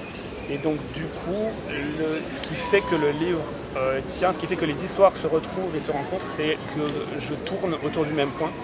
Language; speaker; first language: French; native; French